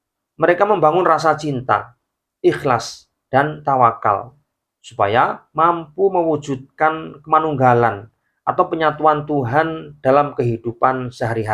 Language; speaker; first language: Indonesian; native; Indonesian